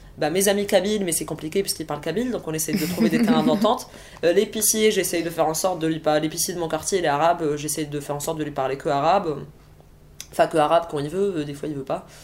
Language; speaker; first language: French; early bilingual, other home language; Arabic